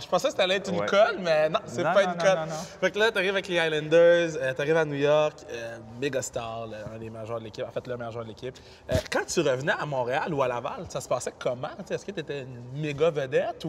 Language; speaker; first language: French; native; French